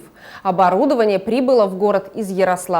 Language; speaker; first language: Russian; native; Russian